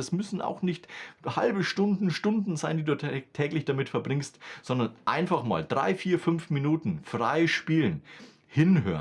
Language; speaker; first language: German; native; German